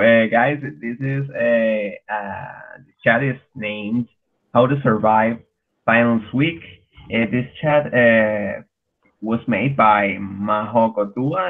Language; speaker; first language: English; non-native, fluent; Spanish